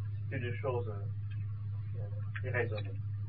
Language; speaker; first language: French; non-native, fluent; Vietnamese